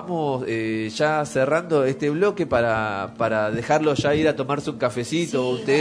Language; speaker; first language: Spanish; native; Spanish